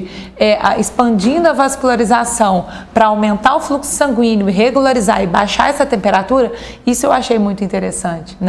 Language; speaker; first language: Portuguese; native; Portuguese